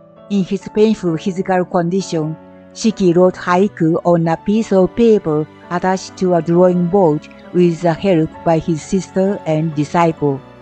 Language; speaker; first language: English; non-native, fluent; Japanese